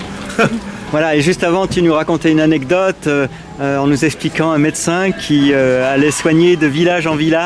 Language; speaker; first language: French; native; French